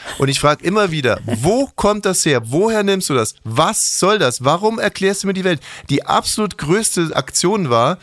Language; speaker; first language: German; native; German